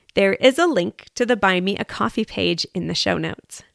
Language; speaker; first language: English; native; English